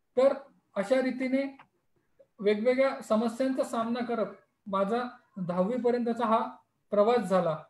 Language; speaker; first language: Marathi; non-native, local second language; Hindi